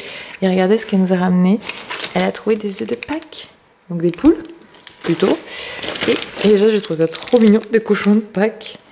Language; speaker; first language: French; native; French